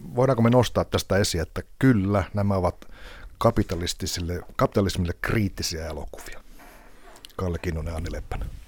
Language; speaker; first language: Finnish; native; Finnish